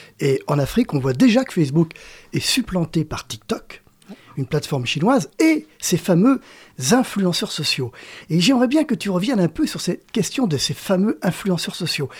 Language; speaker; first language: French; native; French